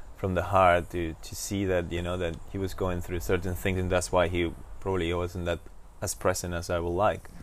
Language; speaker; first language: English; non-native, fluent; Spanish